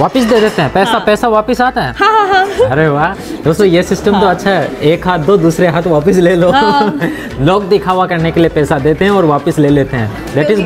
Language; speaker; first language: Hindi; native; Hindi